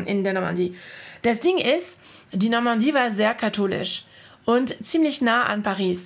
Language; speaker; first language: German; non-native, fluent; French